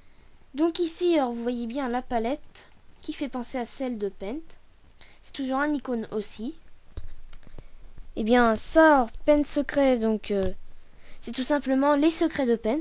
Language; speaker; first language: French; native; French